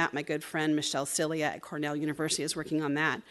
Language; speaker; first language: English; native; English